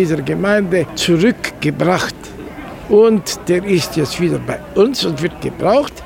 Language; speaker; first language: German; native; German